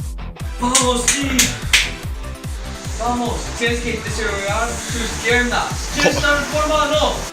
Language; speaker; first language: Spanish; non-native, learner; English